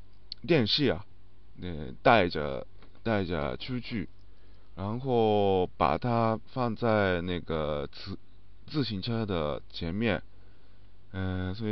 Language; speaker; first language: Chinese; non-native, learner; Japanese